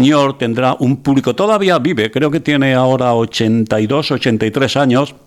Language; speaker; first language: Spanish; non-native, local second language; Catalan